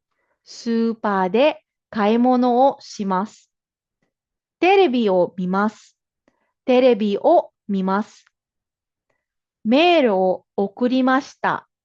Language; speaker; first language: Japanese; non-native, fluent; Filipino